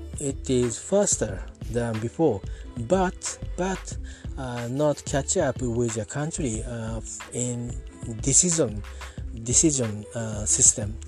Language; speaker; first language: English; non-native, learner; Japanese